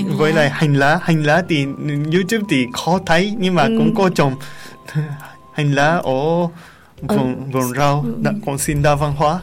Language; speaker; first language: Vietnamese; non-native, learner; Japanese